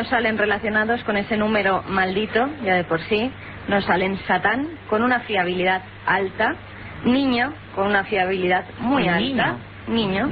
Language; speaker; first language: Spanish; native; Spanish